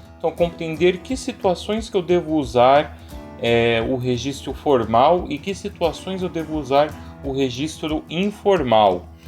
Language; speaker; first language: Portuguese; native; Portuguese